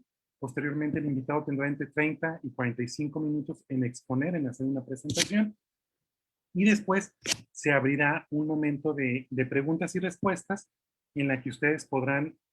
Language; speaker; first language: Spanish; native; Spanish